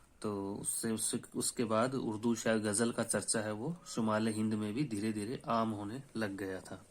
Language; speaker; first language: Urdu; native; Urdu